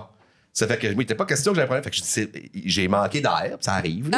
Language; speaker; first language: French; native; French